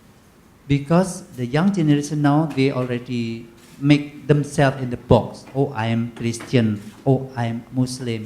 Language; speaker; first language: English; non-native, learner; Indonesian